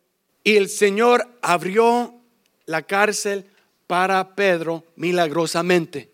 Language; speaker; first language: Spanish; early bilingual, heritage; English